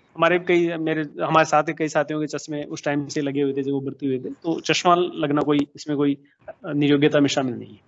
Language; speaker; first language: Hindi; native; Hindi